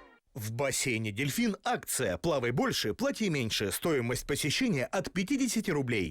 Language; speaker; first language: Russian; native; Russian